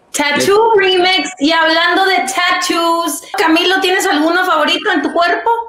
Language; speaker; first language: Spanish; native; Spanish